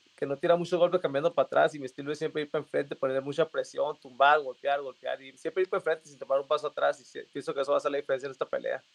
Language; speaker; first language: Spanish; native; Spanish